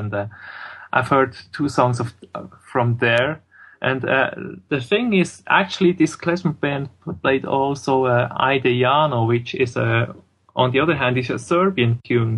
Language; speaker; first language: English; non-native, fluent; German